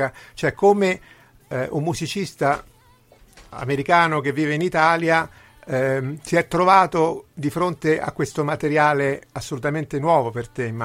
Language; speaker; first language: Italian; native; Italian